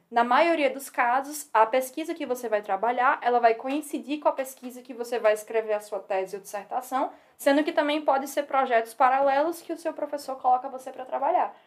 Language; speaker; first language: Portuguese; native; Portuguese